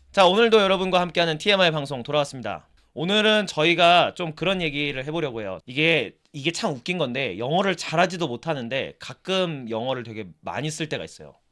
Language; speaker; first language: Korean; early bilingual, heritage; Korean